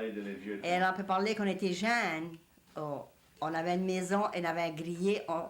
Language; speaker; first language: French; native; French